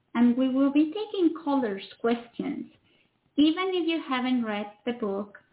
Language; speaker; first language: English; non-native, fluent; Spanish